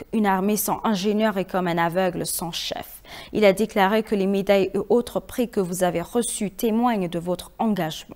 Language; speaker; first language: French; non-native, fluent; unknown